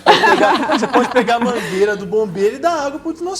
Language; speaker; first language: Portuguese; native; Portuguese